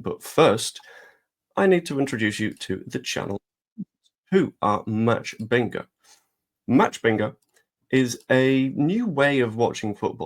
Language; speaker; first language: English; native; English